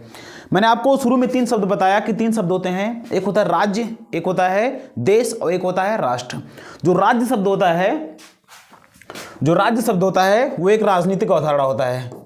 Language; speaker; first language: Hindi; native; Hindi